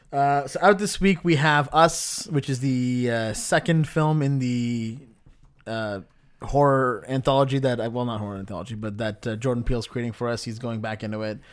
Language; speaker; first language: English; native; English